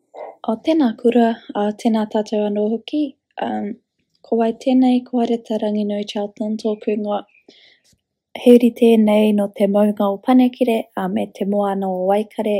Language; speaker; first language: Māori; non-native, local second language; English